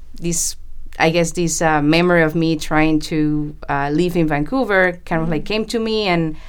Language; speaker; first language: English; non-native, fluent; Spanish